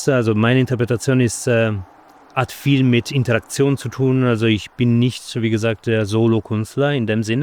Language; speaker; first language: German; non-native, fluent; Italian